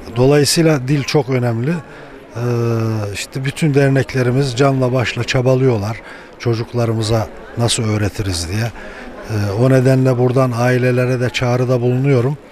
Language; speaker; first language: Turkish; native; Turkish